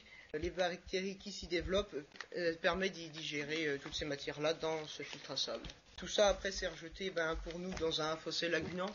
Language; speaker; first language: French; native; French